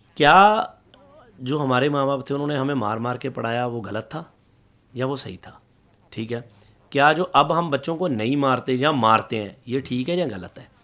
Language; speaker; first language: Hindi; non-native, local second language; Punjabi